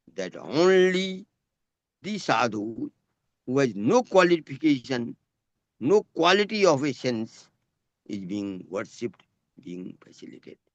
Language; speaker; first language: English; non-native, local second language; Hindi